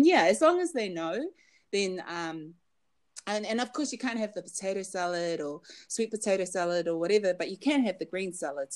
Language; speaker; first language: English; native; English